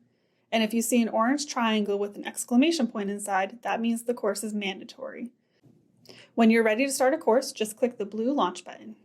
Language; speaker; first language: English; native; English